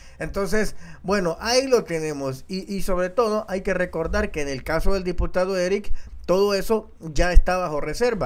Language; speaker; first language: Spanish; native; Spanish